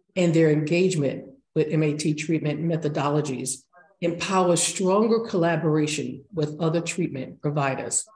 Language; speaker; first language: English; native; English